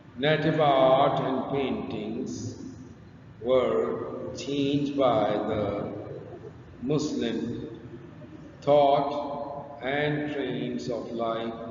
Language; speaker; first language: English; non-native, local second language; Urdu